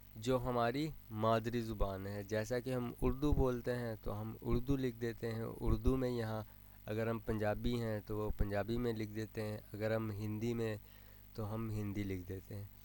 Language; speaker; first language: Urdu; native; Urdu